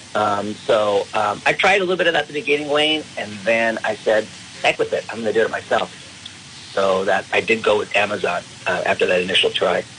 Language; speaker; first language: English; native; English